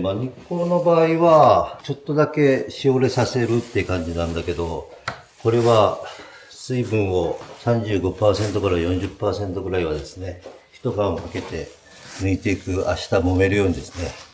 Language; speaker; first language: Japanese; native; Japanese